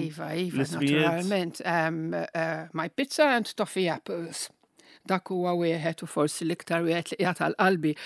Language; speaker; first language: Maltese; non-native, local second language; Italian